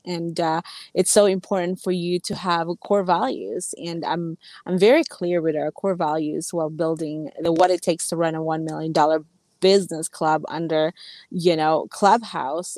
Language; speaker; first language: English; non-native, local second language; Cebuano